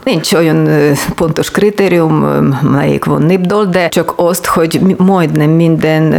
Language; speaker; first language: Hungarian; non-native, learner; Ukrainian